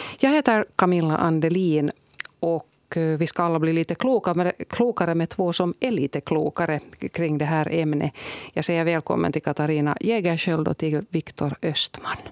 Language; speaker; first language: Swedish; native; Swedish